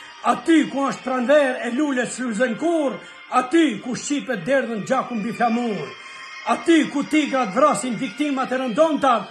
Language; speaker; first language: Albanian; native; Albanian